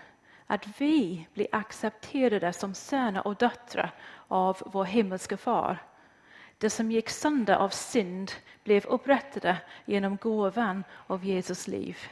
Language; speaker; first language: Swedish; non-native, fluent; English